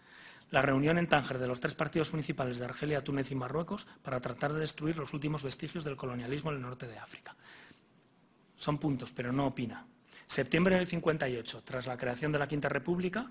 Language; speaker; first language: Spanish; native; Spanish